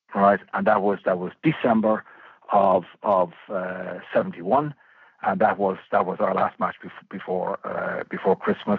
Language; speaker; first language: English; native; English